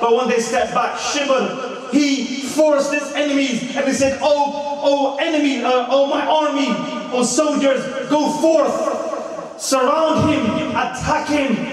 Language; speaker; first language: English; native; English